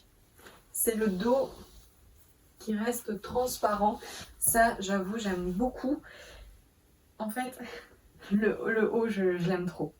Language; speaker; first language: French; native; French